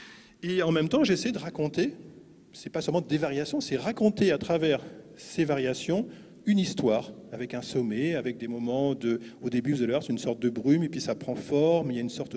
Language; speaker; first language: French; native; French